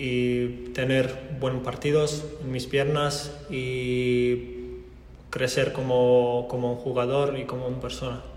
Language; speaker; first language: Spanish; non-native, learner; Croatian